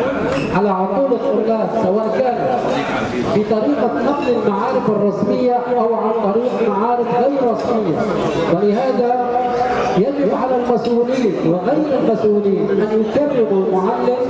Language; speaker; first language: Arabic; native; Arabic